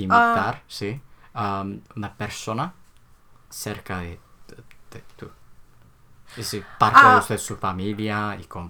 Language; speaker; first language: Spanish; non-native, learner; Korean